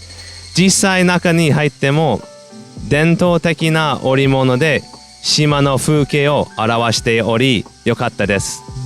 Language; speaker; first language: Japanese; non-native, fluent; English